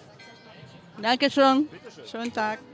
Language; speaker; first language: German; non-native, learner; Ukrainian